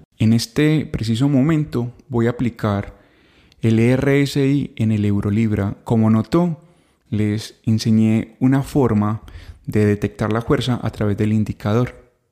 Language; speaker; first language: Spanish; native; Spanish